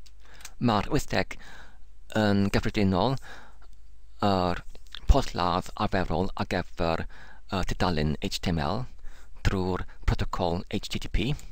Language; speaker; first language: Welsh; non-native, learner; English